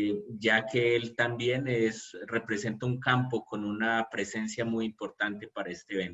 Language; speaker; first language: Spanish; native; Spanish